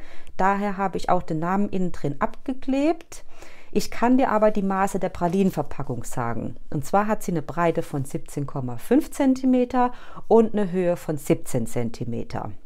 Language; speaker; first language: German; native; German